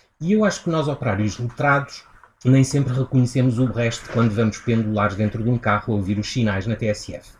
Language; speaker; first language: Portuguese; native; Portuguese